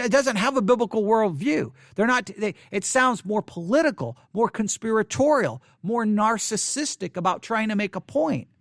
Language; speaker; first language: English; native; English